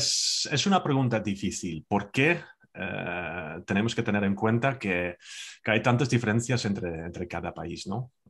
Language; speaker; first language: Spanish; non-native, fluent; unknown